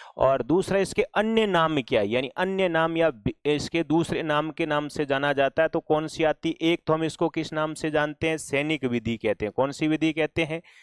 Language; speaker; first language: Hindi; native; Hindi